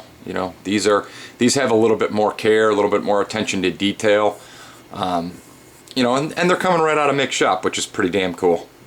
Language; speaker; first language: English; native; English